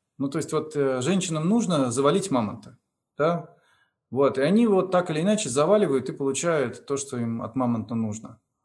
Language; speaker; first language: Russian; native; Russian